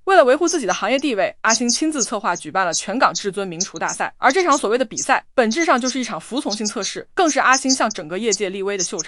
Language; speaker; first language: Chinese; native; Chinese